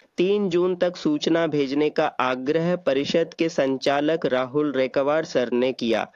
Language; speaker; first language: Hindi; non-native, local second language; Marathi